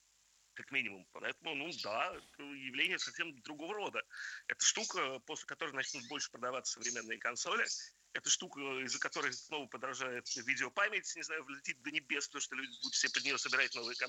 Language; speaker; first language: Russian; native; Russian